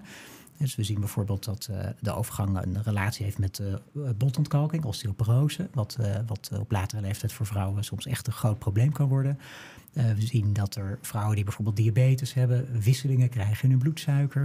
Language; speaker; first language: Dutch; native; Dutch